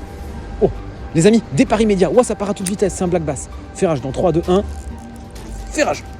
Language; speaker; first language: French; native; French